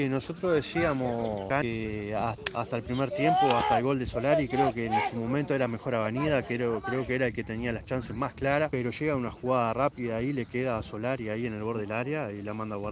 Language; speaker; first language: Spanish; native; Spanish